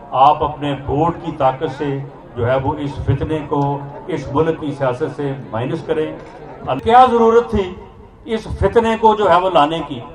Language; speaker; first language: Urdu; non-native, local second language; Punjabi